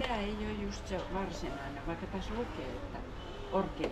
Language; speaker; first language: Finnish; native; Finnish